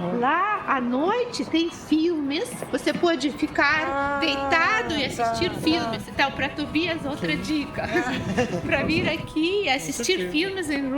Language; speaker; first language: Portuguese; non-native, fluent; Russian